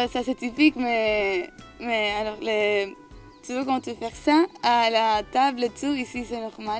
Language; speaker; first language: French; non-native, learner; Spanish